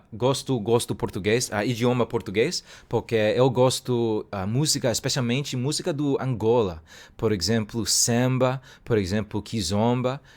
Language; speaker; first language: Portuguese; non-native, learner; Cantonese